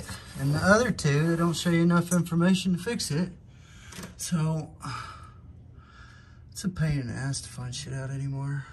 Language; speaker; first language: English; native; English